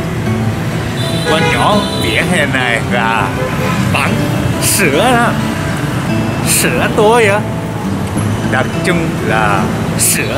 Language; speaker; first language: Vietnamese; non-native, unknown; Japanese